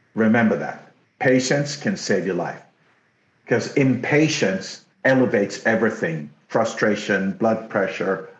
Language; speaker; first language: English; non-native, local second language; Jamaican Creole English